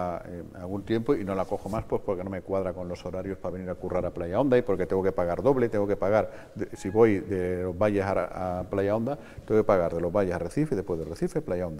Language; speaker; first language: Spanish; native; Spanish